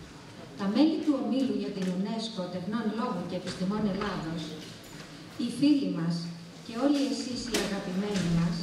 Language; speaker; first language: Greek; native; Greek